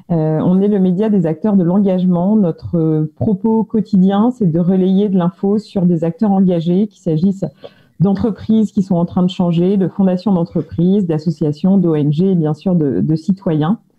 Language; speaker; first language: French; native; French